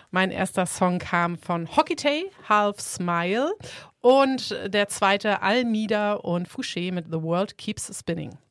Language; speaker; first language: German; native; German